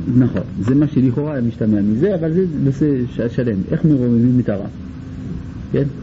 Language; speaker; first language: Hebrew; native; Hebrew